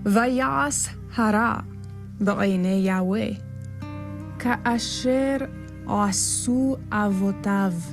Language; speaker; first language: Hebrew; non-native, learner; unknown